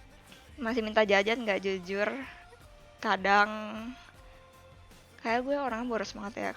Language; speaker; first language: Indonesian; native; Indonesian